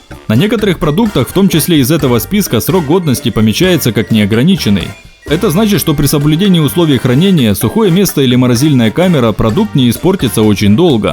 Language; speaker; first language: Russian; native; Russian